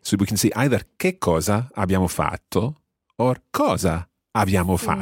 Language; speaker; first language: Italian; non-native, fluent; English